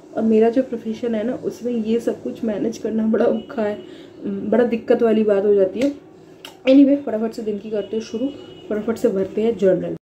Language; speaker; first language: Hindi; non-native, local second language; Bangla